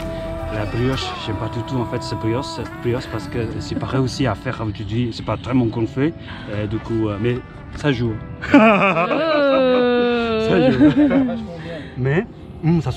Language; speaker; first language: French; non-native, fluent; Javanese